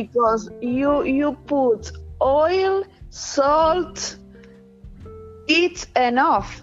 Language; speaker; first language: English; non-native, learner; Spanish